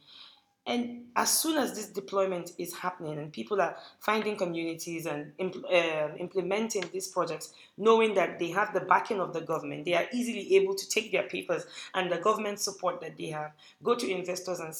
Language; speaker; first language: English; non-native, local second language; Hausa